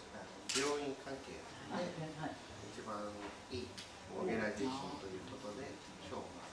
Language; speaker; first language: Japanese; early bilingual, heritage; Japanese